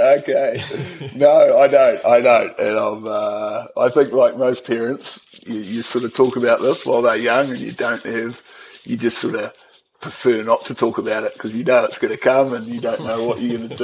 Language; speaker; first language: English; native; English